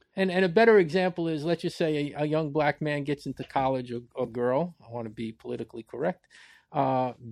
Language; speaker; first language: English; native; English